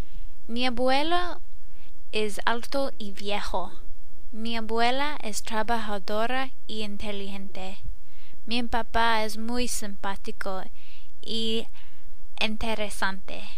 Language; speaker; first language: Spanish; non-native, learner; English